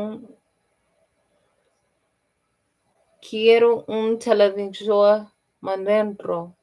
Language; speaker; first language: Spanish; non-native, learner; English